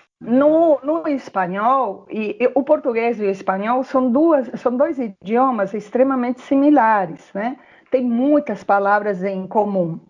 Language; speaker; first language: Portuguese; non-native, fluent; Spanish